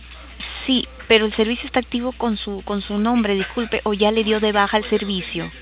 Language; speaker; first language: Spanish; native; Spanish